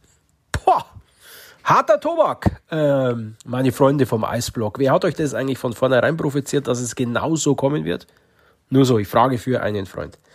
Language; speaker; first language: German; native; German